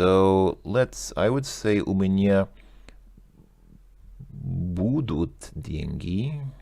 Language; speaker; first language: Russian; non-native, learner; English